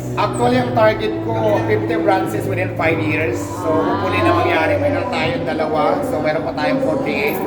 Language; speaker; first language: Filipino; non-native, local second language; Waray